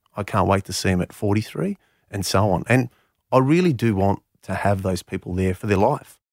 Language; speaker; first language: English; non-native, local second language; Greek